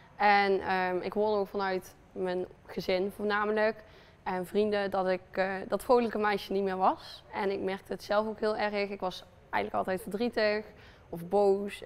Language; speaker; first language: Dutch; early bilingual, other home language; Spanish